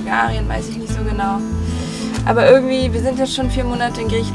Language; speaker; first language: German; native; German